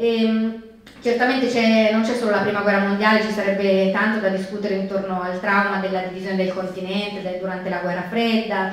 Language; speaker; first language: Italian; native; Italian